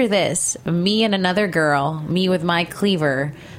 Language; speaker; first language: English; non-native, local second language; Filipino